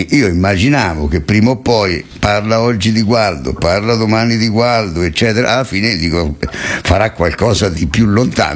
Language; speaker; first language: Italian; native; Italian